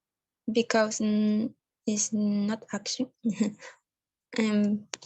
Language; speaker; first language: English; non-native, learner; Spanish